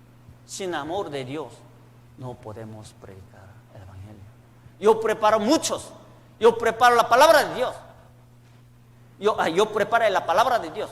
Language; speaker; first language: Spanish; non-native, learner; Korean